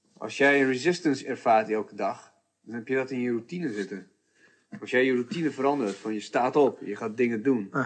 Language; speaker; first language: Dutch; early bilingual, other home language; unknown